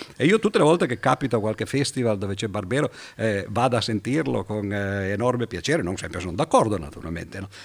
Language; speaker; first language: Italian; native; Italian